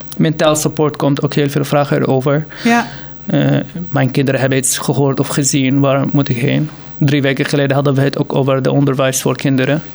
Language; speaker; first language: Dutch; non-native, fluent; Arabic